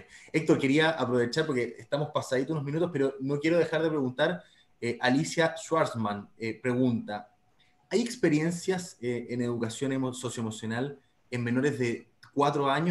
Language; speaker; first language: Spanish; native; Spanish